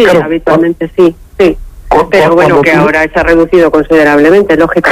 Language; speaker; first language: Spanish; native; Spanish